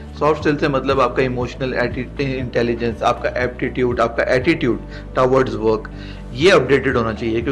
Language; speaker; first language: Urdu; native; Urdu